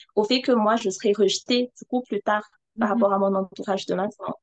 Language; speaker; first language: French; non-native, local second language; Malagasy